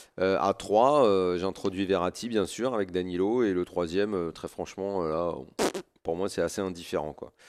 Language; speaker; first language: French; native; French